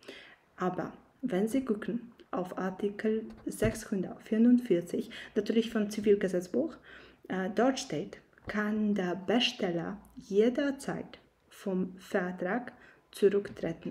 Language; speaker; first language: German; non-native, fluent; Polish